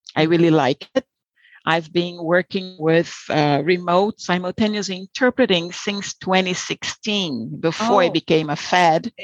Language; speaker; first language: English; non-native, fluent; Portuguese